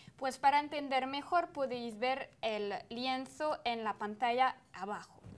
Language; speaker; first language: Spanish; non-native, fluent; French